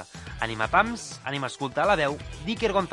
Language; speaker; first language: Catalan; native; Catalan